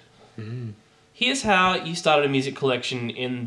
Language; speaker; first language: English; native; English